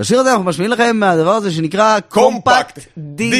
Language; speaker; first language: Hebrew; native; Hebrew